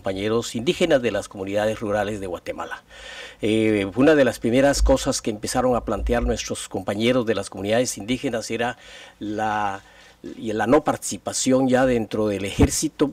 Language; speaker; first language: Spanish; native; Spanish